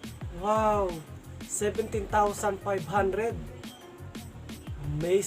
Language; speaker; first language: English; non-native, local second language; Filipino